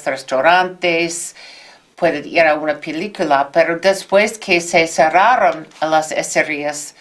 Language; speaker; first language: Spanish; non-native, fluent; English